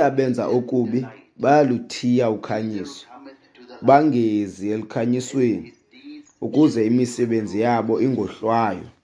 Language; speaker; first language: Xhosa; non-native, local second language; Zulu